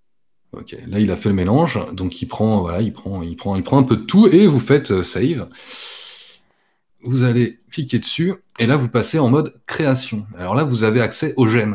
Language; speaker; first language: French; native; French